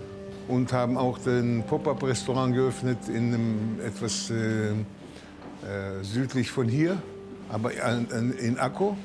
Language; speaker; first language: German; early bilingual, heritage; German